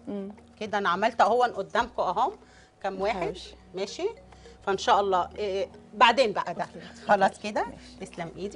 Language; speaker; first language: Arabic; native; Arabic